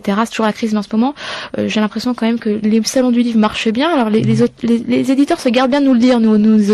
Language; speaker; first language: French; native; French